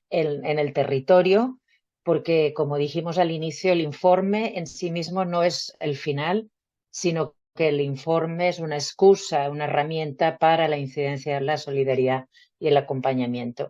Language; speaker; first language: Spanish; native; Spanish